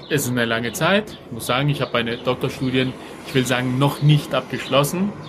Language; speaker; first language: German; non-native, fluent; Spanish